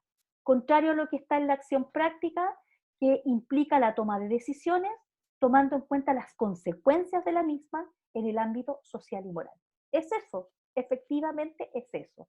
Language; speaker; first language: Spanish; native; Spanish